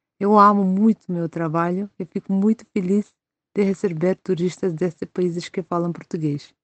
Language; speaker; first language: Portuguese; non-native, fluent; Macedonian